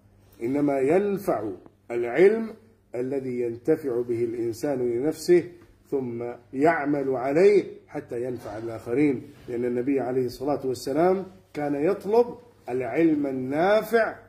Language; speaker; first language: Arabic; non-native, fluent; Urdu